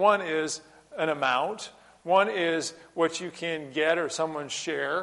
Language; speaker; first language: English; native; English